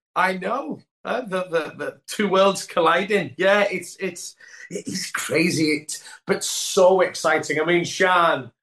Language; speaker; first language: English; non-native, local second language; Welsh